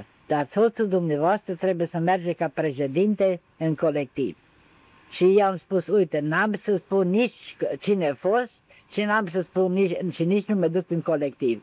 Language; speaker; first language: Romanian; non-native, local second language; German